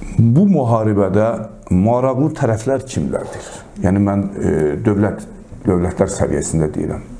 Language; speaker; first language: Azerbaijani; non-native, local second language; Talysh